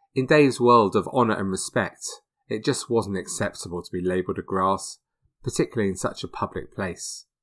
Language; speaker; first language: English; native; English